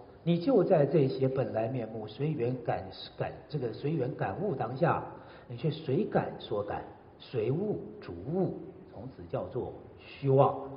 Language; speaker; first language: Chinese; native; Chinese